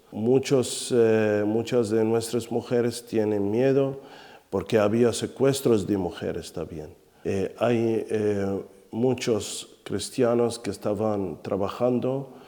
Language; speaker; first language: Spanish; non-native, fluent; Arabic